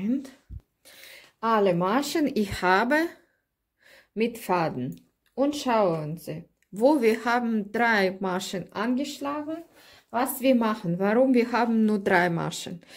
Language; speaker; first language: German; non-native, learner; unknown